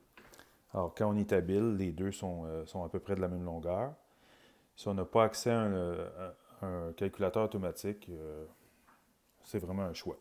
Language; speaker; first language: French; native; French